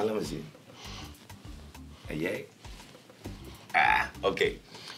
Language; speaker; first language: Dutch; native; Dutch